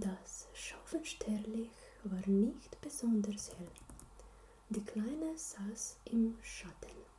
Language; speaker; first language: German; non-native, learner; Slovenian